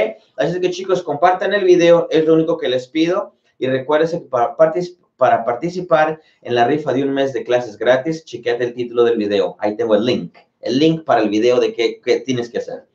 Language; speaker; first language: Spanish; native; Spanish